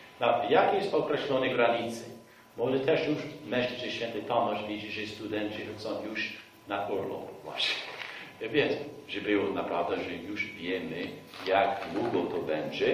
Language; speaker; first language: Polish; non-native, fluent; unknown